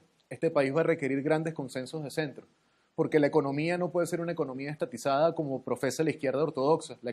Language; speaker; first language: Spanish; native; Spanish